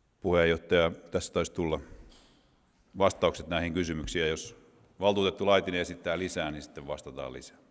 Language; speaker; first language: Finnish; native; Finnish